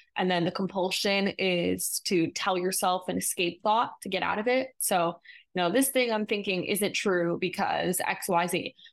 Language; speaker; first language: English; native; English